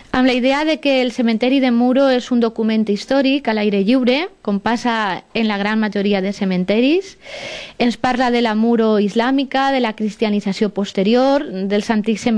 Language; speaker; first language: Catalan; native; Catalan